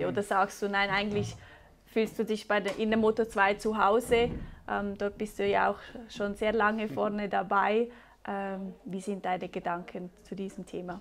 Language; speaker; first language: German; native; German